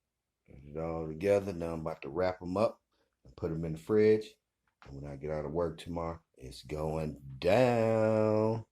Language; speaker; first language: English; native; English